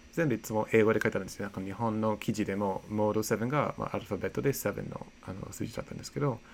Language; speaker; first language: Japanese; non-native, fluent; English